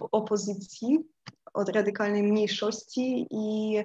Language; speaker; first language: Polish; non-native, fluent; Russian